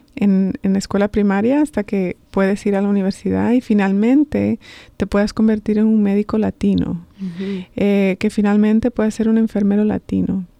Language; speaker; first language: Spanish; native; Spanish